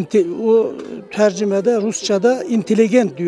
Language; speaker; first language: Turkish; early bilingual, heritage; Turkish